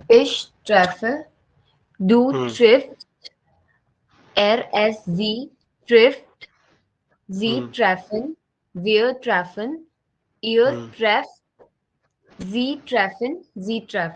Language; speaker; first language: German; non-native, learner; Hindi